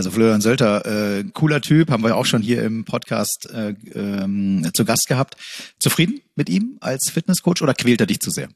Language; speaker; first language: German; native; German